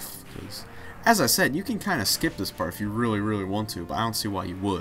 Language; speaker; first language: English; native; English